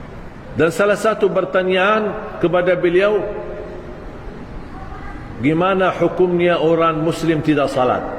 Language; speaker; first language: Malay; non-native, fluent; Arabic